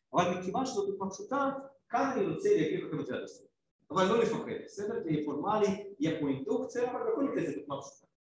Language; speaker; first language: Hebrew; non-native, fluent; Russian